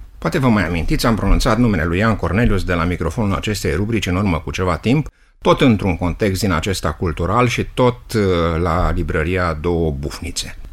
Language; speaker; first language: Romanian; native; Romanian